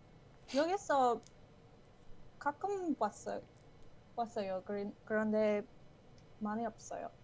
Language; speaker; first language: Korean; non-native, learner; English